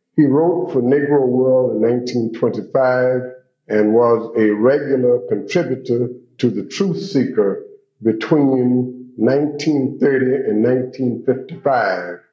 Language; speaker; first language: English; native; English